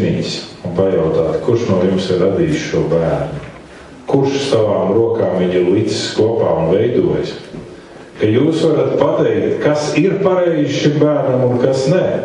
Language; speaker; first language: Latvian; native; Latvian